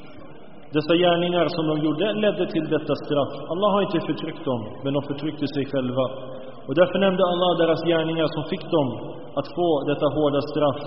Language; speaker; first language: Swedish; early bilingual, other home language; Arabic